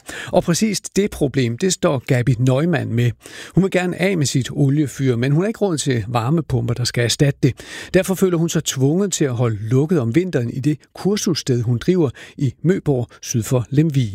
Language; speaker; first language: Danish; native; Danish